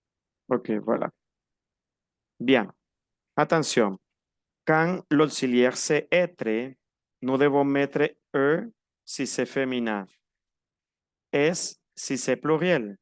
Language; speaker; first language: French; non-native, fluent; Spanish